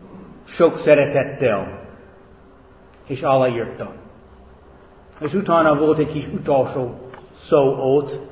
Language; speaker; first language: Hungarian; non-native, fluent; English